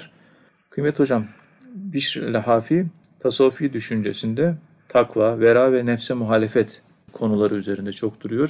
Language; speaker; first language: Turkish; native; Turkish